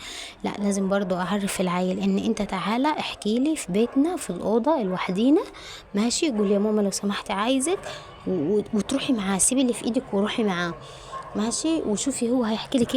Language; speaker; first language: Arabic; native; Arabic